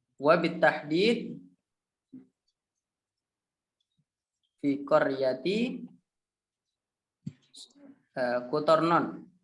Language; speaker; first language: Arabic; non-native, fluent; Indonesian